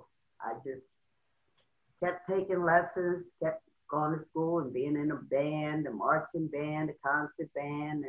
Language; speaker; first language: English; native; English